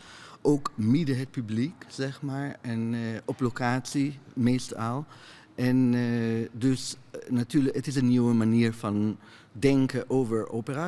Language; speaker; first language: Dutch; non-native, fluent; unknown